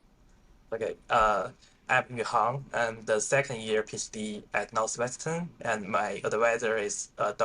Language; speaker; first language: English; non-native, fluent; Chinese